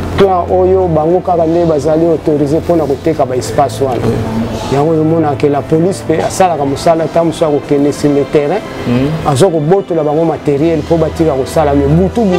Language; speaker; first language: Lingala; non-native, local second language; Kongo